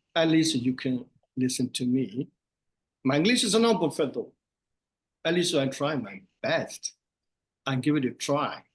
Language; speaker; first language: English; non-native, fluent; Burmese